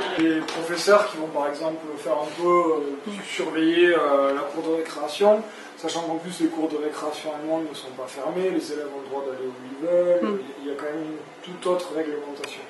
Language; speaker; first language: French; native; French